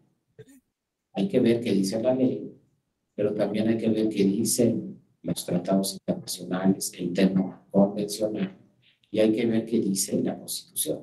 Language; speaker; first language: Spanish; native; Spanish